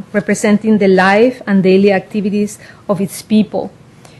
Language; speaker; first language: English; non-native, fluent; Spanish